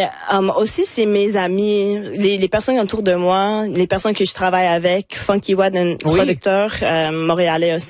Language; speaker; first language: French; non-native, local second language; English